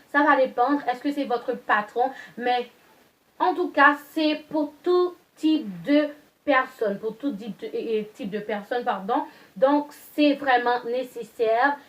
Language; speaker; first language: French; non-native, local second language; Haitian Creole